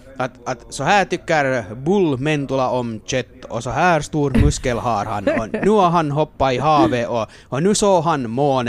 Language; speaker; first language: Swedish; native; Swedish